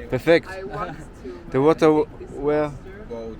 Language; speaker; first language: English; non-native, fluent; German